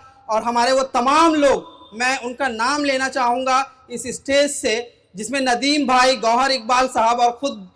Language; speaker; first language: Hindi; native; Hindi